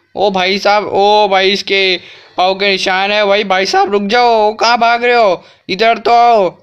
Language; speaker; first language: Hindi; native; Hindi